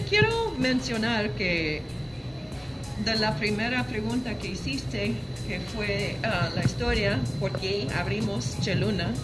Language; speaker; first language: Spanish; non-native, fluent; English